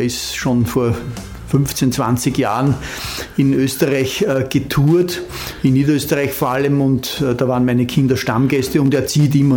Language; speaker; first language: German; native; German